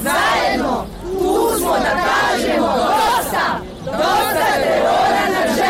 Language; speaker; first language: Croatian; native; Croatian